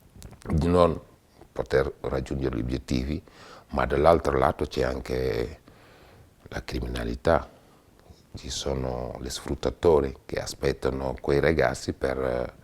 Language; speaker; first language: Italian; non-native, fluent; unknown